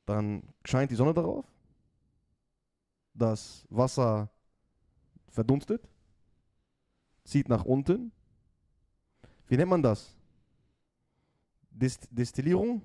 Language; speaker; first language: German; native; German